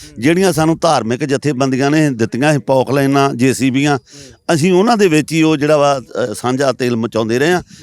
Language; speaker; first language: Punjabi; native; Punjabi